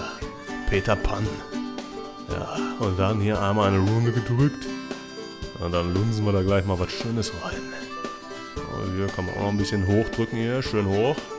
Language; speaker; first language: German; native; German